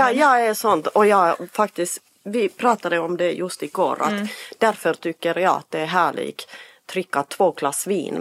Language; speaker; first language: Swedish; non-native, fluent; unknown